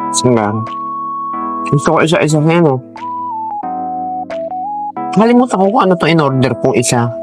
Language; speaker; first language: Filipino; native; Filipino